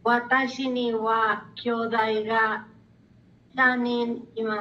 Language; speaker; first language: Japanese; non-native, learner; Spanish